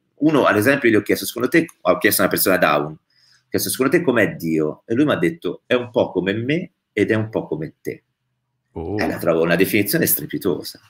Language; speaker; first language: Italian; native; Italian